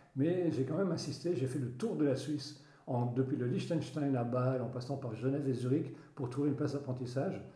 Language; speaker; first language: French; non-native, local second language; Swiss German